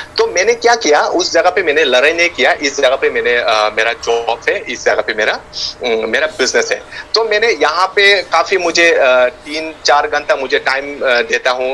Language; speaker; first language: Hindi; non-native, local second language; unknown